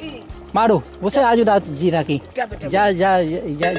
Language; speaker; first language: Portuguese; non-native, learner; Vietnamese